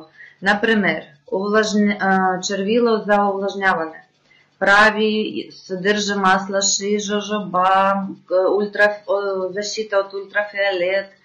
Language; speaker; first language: Bulgarian; non-native, fluent; Russian